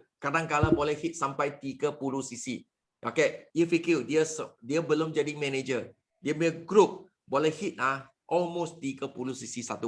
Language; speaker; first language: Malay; non-native, local second language; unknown